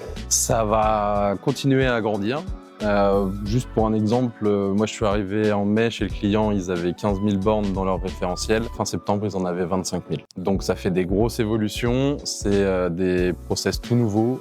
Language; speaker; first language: French; native; French